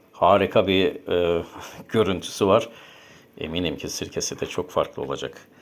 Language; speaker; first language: Turkish; native; Turkish